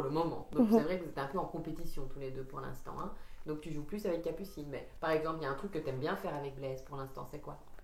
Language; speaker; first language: French; native; French